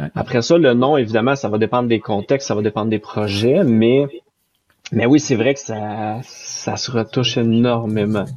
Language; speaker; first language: French; native; French